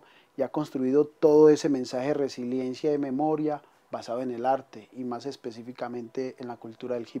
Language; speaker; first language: Spanish; native; Spanish